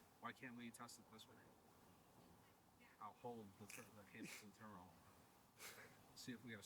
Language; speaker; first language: English; native; English